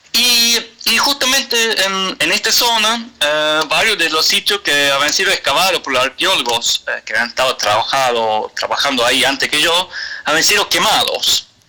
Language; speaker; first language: Spanish; non-native, fluent; Swedish